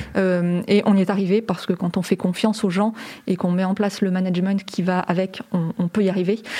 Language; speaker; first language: French; native; French